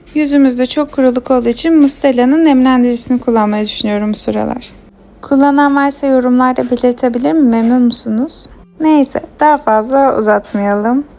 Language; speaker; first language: Turkish; native; Turkish